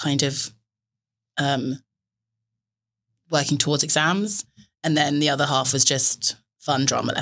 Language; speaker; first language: English; native; English